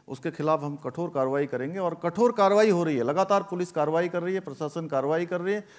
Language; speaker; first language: Hindi; native; Hindi